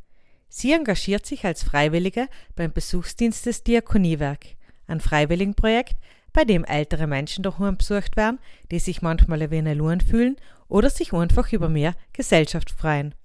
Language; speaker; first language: German; native; German